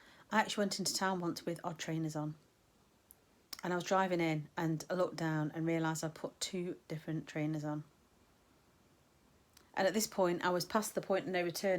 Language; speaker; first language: English; native; English